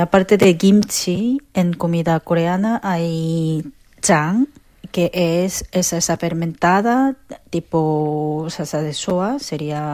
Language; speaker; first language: Spanish; early bilingual, other home language; Korean